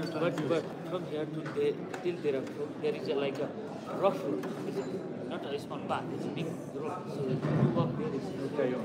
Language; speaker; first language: English; non-native, learner; Nepali